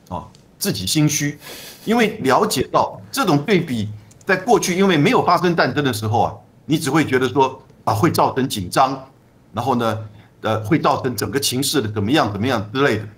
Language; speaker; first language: Chinese; native; Chinese